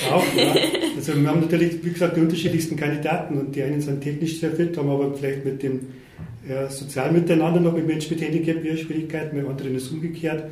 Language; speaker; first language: German; native; German